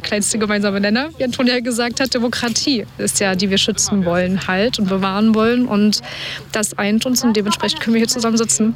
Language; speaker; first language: German; native; German